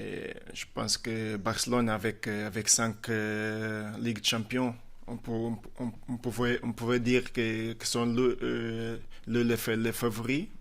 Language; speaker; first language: French; non-native, fluent; Portuguese